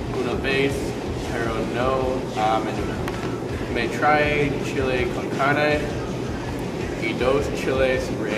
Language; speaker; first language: Spanish; non-native, learner; English